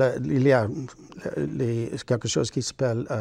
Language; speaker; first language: French; non-native, learner; English